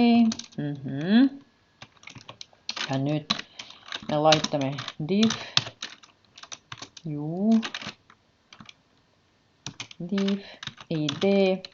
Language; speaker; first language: Finnish; non-native, learner; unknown